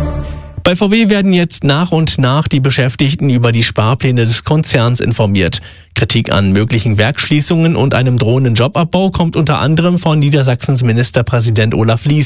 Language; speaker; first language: German; native; German